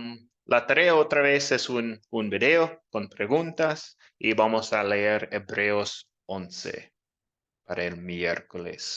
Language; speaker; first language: Spanish; non-native, fluent; English